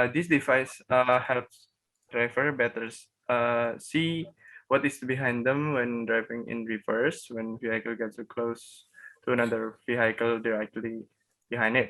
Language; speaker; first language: English; non-native, learner; Indonesian